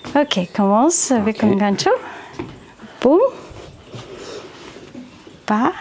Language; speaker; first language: French; non-native, learner; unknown